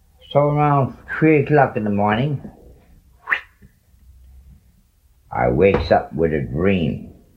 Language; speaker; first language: English; non-native, local second language; French